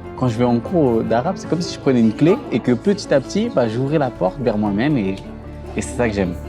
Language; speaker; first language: French; native; French